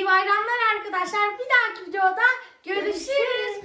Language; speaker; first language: Turkish; native; Turkish